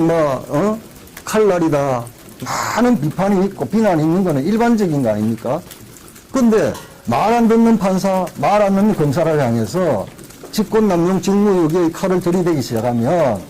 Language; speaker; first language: Korean; native; Korean